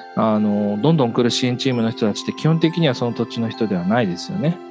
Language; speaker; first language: Japanese; native; Japanese